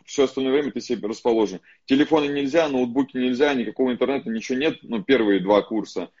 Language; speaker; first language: Russian; native; Russian